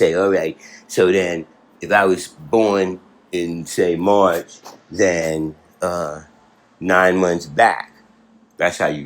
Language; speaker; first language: English; native; English